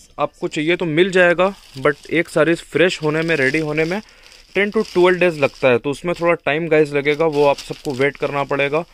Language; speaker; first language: Hindi; native; Hindi